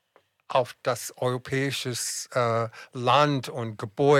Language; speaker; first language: German; non-native, fluent; English